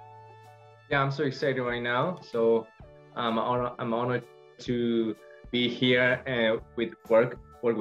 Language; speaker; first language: English; non-native, learner; Korean